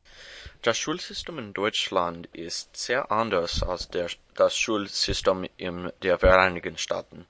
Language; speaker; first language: German; non-native, learner; English